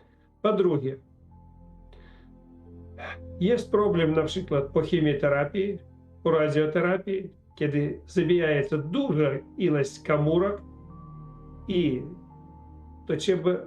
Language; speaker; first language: Polish; non-native, learner; Russian